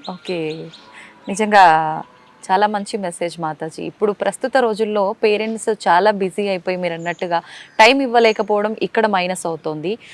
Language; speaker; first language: Telugu; native; Telugu